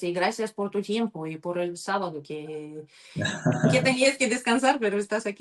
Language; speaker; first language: Spanish; non-native, learner; Russian